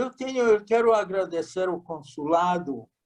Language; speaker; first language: Portuguese; non-native, fluent; Hungarian